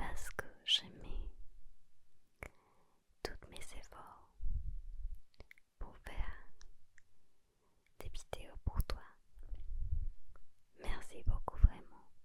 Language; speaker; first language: French; non-native, learner; Spanish